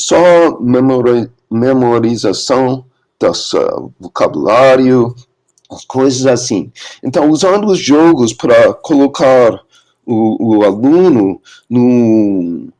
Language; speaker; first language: Portuguese; non-native, learner; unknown